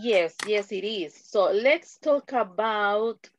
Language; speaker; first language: English; non-native, fluent; Spanish